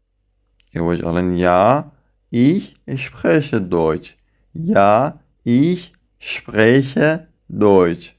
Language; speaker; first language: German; non-native, fluent; Central Kurdish